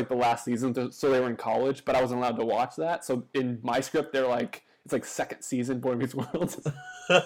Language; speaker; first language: English; native; English